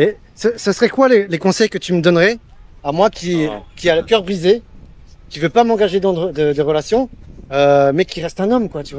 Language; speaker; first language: French; native; French